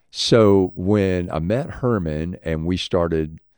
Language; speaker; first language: English; native; English